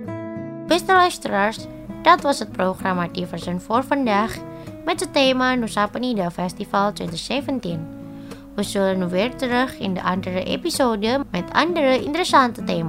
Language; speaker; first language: Dutch; non-native, fluent; Indonesian